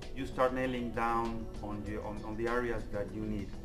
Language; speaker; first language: English; non-native, fluent; Spanish